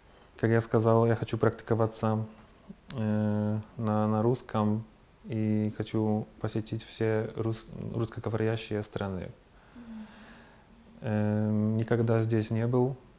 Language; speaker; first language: Russian; non-native, fluent; Polish